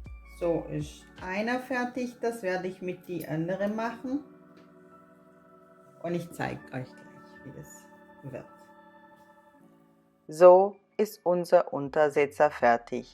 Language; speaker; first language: German; non-native, fluent; Portuguese